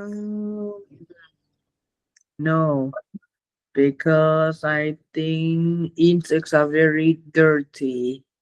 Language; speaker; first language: English; non-native, learner; Vietnamese